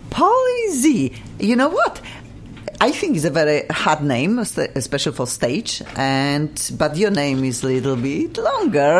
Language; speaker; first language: English; non-native, fluent; Polish